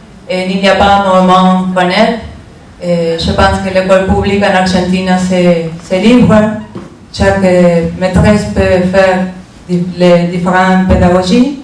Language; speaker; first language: French; non-native, learner; Spanish